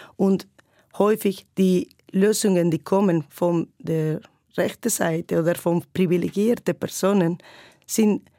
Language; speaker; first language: German; non-native, fluent; Spanish